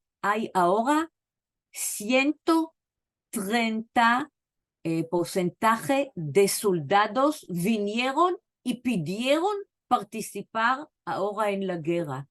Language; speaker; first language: Spanish; non-native, fluent; Hebrew